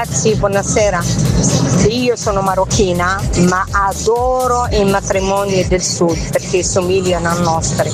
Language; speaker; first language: Italian; non-native, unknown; Arabic